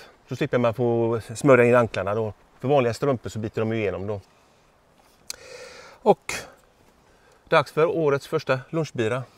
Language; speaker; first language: Swedish; native; Swedish